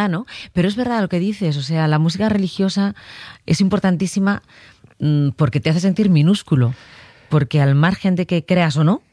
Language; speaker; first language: Spanish; native; Spanish